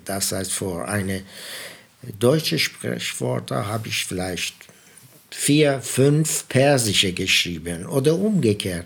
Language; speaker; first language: German; non-native, fluent; Persian